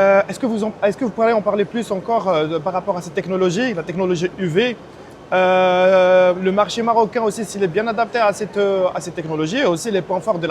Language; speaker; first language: French; non-native, local second language; Arabic